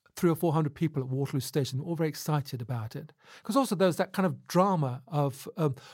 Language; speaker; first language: English; native; English